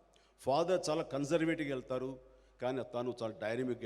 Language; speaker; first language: Telugu; native; Telugu